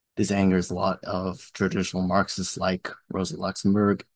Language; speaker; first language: English; native; English